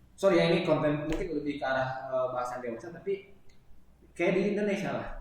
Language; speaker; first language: Indonesian; native; Indonesian